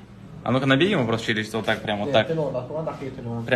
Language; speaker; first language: Russian; native; Russian